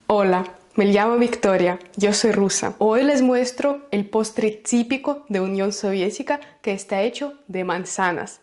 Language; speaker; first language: Spanish; non-native, learner; Russian